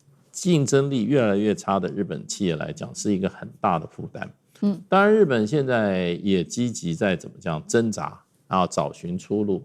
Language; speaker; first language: Chinese; native; Chinese